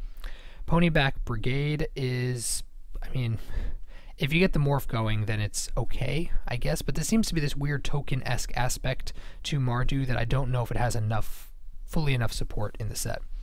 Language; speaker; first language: English; native; English